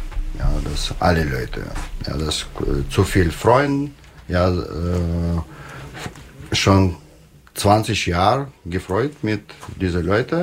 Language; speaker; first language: German; non-native, learner; Russian